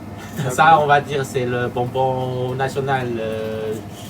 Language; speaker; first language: French; non-native, local second language; Chinese